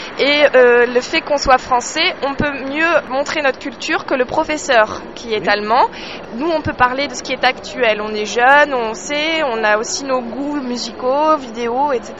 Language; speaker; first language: French; native; French